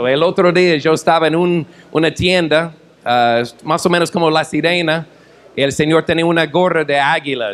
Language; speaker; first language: Spanish; non-native, fluent; English